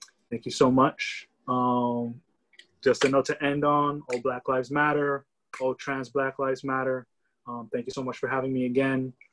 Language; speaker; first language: English; native; English